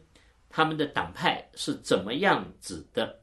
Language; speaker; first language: Chinese; native; Chinese